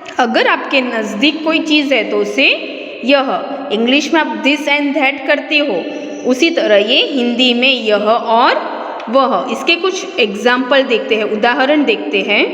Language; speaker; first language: Hindi; non-native, local second language; Gujarati